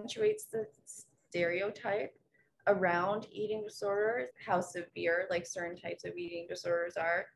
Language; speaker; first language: English; native; English